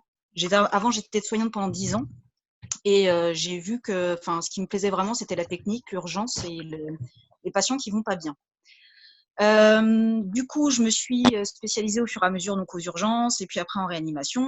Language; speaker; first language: French; native; French